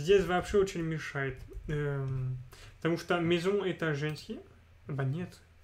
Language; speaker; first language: Russian; non-native, fluent; French